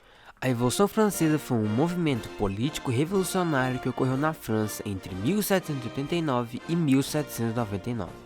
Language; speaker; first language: Portuguese; native; Portuguese